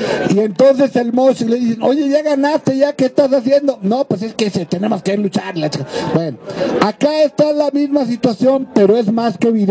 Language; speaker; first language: Spanish; native; Spanish